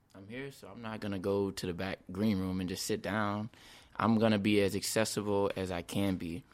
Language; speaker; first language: English; native; English